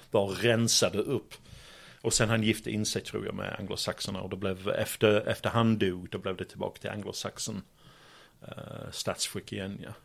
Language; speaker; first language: Swedish; non-native, fluent; English